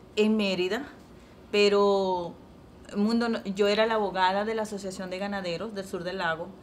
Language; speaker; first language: Spanish; native; Spanish